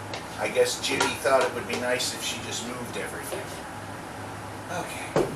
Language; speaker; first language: English; native; English